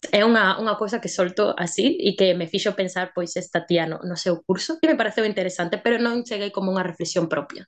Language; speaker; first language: Galician; non-native, local second language; Spanish